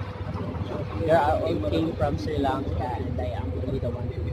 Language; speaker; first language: English; non-native, local second language; Filipino